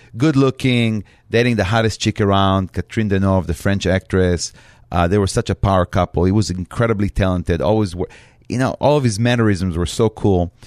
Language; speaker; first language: English; non-native, fluent; Hebrew